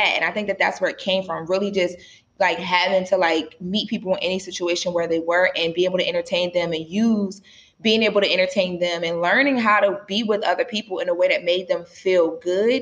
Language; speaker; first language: English; native; English